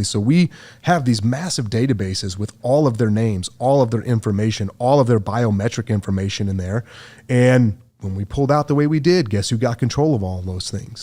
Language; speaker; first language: English; native; English